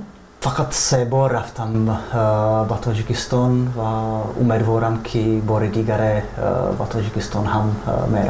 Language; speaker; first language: Persian; non-native, fluent; Czech